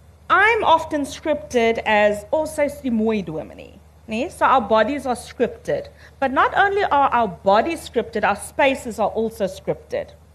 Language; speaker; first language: English; early bilingual, other home language; Afrikaans